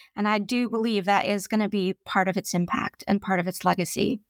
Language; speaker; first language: English; native; English